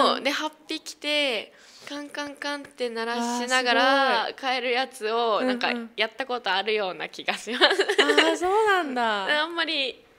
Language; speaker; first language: Japanese; native; Japanese